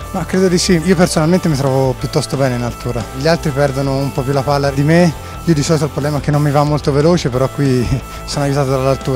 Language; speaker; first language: Italian; native; Italian